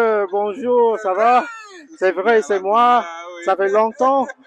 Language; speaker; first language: French; non-native, learner; English